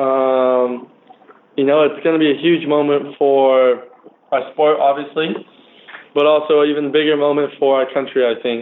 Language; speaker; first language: English; native; English